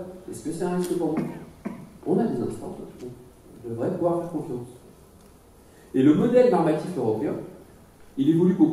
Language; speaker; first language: French; native; French